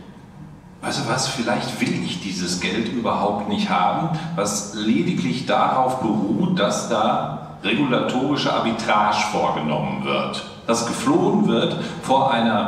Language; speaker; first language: German; native; German